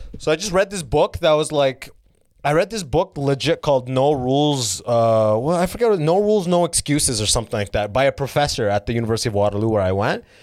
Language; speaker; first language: English; early bilingual, other home language; Arabic